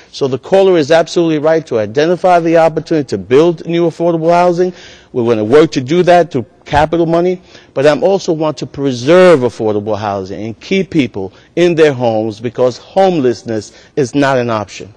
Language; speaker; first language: English; early bilingual, other home language; Spanish